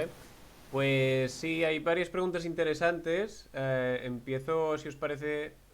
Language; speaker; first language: Spanish; native; Spanish